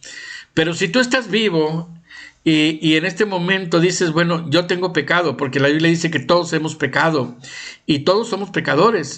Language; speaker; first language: Spanish; native; Spanish